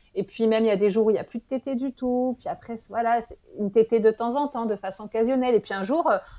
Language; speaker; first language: French; native; French